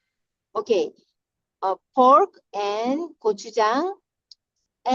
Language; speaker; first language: English; non-native, learner; Korean